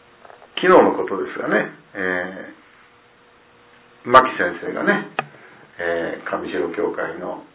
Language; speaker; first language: Japanese; native; Japanese